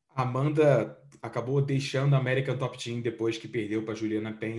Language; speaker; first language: Portuguese; native; Portuguese